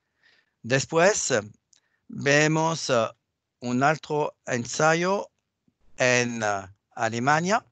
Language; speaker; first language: Spanish; non-native, learner; French